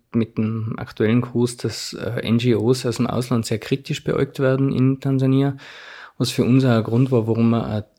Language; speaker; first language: German; native; German